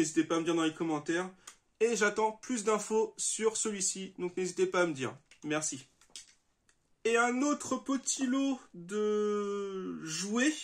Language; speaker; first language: French; native; French